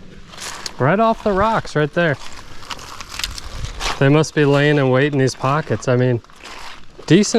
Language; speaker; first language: English; native; English